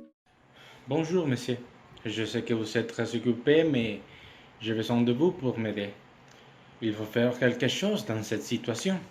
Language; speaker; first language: French; non-native, learner; Spanish